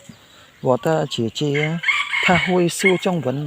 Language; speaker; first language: Chinese; non-native, fluent; Khmer